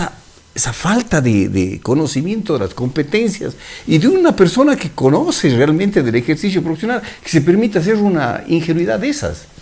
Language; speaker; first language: Spanish; native; Spanish